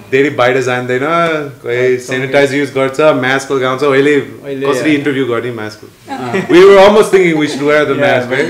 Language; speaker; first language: Nepali; non-native, learner; English